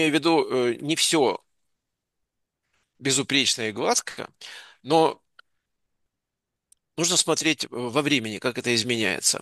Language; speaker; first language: Russian; native; Russian